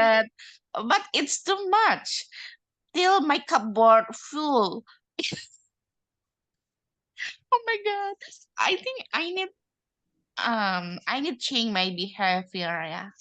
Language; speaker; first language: English; non-native, learner; Indonesian